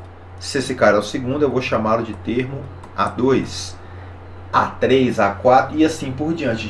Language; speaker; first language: Portuguese; native; Portuguese